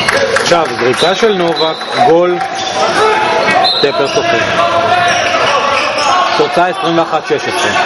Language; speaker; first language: Hebrew; native; Hebrew